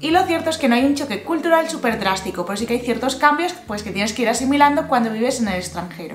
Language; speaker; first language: Spanish; native; Spanish